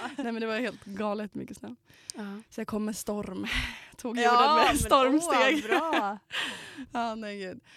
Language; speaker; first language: Swedish; native; Swedish